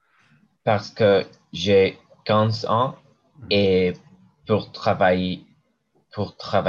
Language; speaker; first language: French; non-native, learner; English